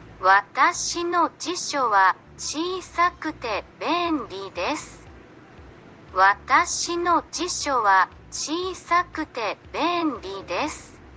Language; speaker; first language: Japanese; non-native, learner; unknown